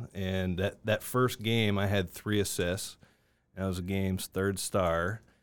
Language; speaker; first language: English; native; English